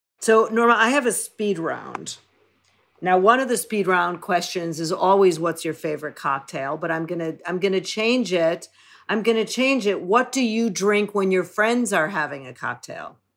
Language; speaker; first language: English; native; English